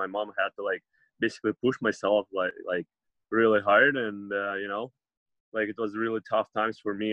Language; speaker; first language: English; non-native, fluent; Russian